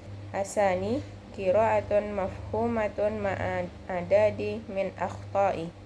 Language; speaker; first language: Arabic; non-native, learner; Indonesian